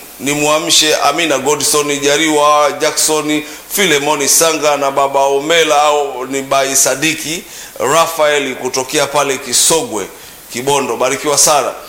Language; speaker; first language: Swahili; native; Swahili